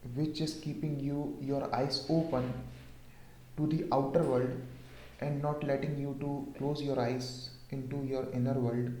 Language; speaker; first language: English; non-native, local second language; Hindi